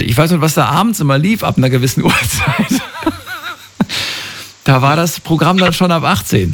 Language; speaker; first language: German; native; German